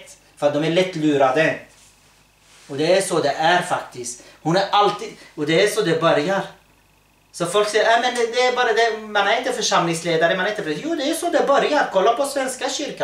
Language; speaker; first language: Swedish; early bilingual, other home language; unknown